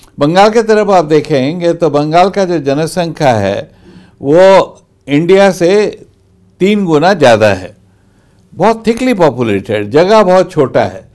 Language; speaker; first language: Hindi; non-native, local second language; Bangla